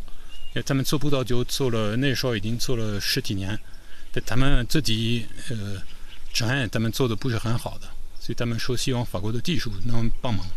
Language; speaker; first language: Chinese; non-native, fluent; French